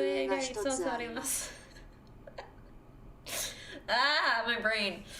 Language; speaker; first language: Japanese; non-native, learner; English